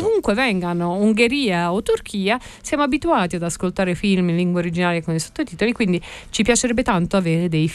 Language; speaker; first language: Italian; native; Italian